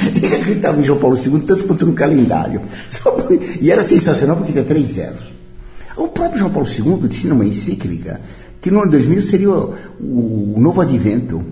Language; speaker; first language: Portuguese; early bilingual, other home language; Italian